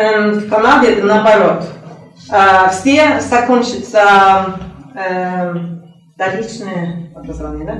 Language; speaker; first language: Russian; non-native, learner; Norwegian